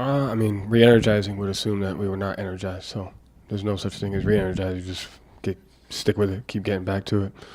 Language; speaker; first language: English; native; English